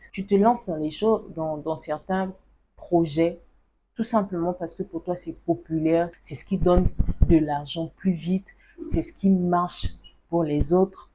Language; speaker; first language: French; non-native, local second language; Lingala